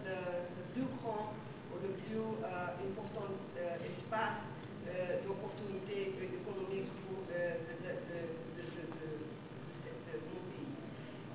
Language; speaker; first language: French; non-native, fluent; Portuguese